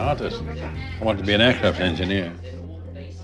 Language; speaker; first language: English; native; English